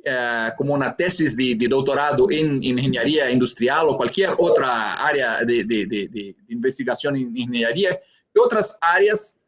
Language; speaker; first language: Spanish; non-native, fluent; Portuguese